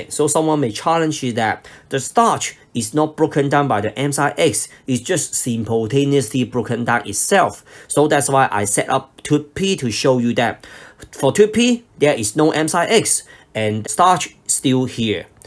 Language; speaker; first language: English; non-native, local second language; Cantonese